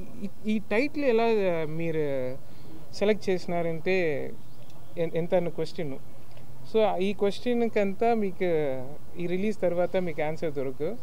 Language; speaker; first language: Telugu; non-native, learner; Tamil